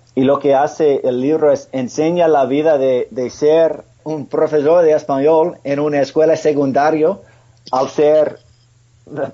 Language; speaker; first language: Spanish; non-native, fluent; English